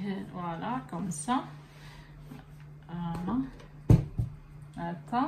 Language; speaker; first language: Arabic; native; Arabic